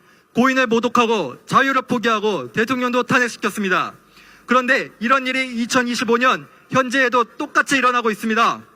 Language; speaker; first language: Korean; native; Korean